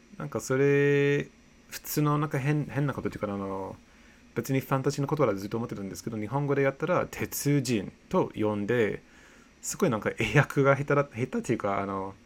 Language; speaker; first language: Japanese; non-native, fluent; English